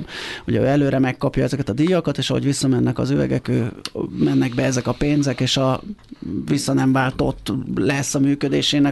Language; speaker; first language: Hungarian; native; Hungarian